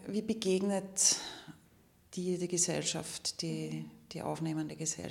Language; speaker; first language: German; native; German